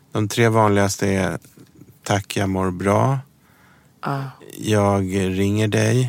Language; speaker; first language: Swedish; early bilingual, other home language; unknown